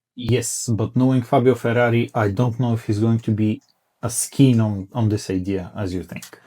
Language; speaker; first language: English; non-native, fluent; Bulgarian